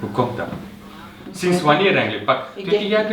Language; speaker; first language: Dutch; non-native, fluent; Malay